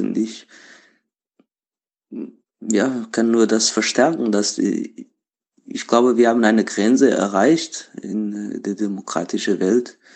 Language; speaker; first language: German; non-native, learner; Portuguese